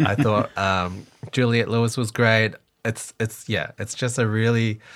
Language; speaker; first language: English; native; English